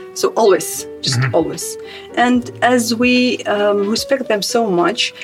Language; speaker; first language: English; non-native, fluent; Armenian